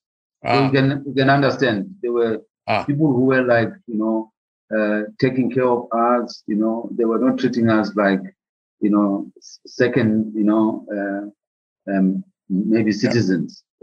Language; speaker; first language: English; non-native, local second language; Southern Sotho